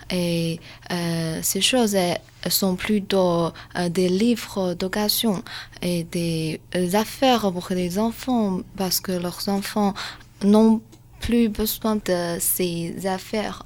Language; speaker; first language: French; non-native, learner; Chinese